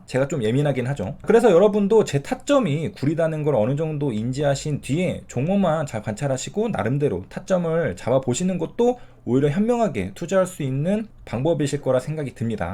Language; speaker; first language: Korean; native; Korean